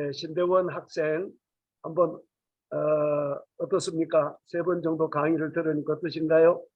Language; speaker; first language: Korean; native; Korean